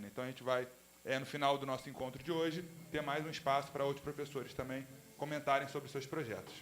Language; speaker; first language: Portuguese; native; Portuguese